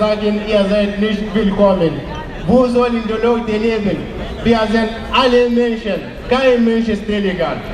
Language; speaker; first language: German; non-native, learner; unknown